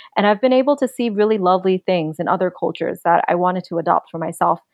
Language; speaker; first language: English; native; English